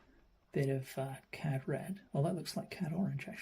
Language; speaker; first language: English; native; English